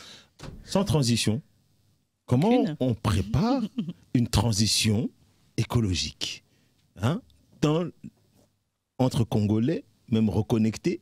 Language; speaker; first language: French; native; French